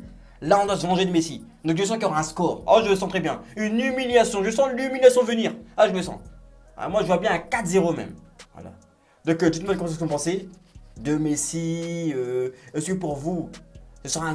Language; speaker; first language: French; native; French